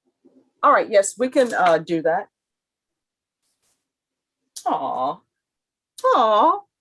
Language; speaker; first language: English; native; English